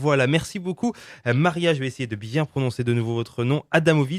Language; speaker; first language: French; native; French